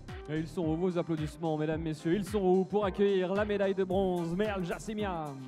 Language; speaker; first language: French; native; French